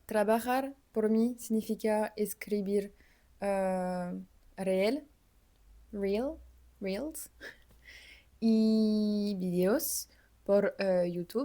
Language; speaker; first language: Spanish; non-native, learner; French